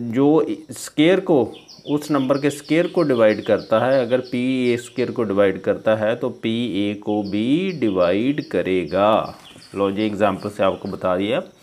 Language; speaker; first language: Hindi; non-native, local second language; Punjabi